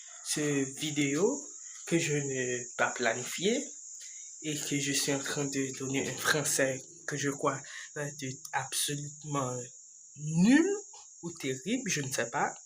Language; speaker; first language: French; non-native, learner; English